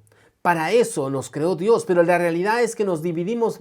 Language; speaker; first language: Spanish; native; Spanish